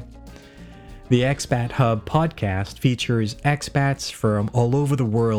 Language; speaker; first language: English; non-native, local second language; Filipino